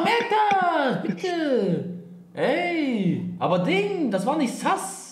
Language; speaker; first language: German; native; German